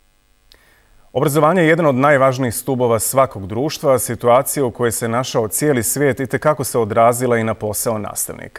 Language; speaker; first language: Serbian; native; Serbian